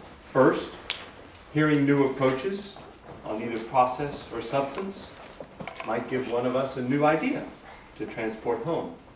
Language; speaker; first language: English; native; English